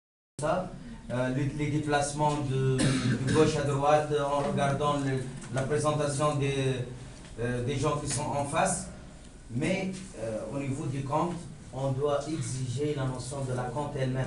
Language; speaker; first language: French; non-native, local second language; Arabic